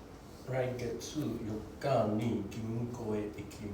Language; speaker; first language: Japanese; non-native, learner; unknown